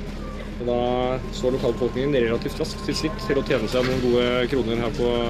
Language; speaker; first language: Norwegian; native; Norwegian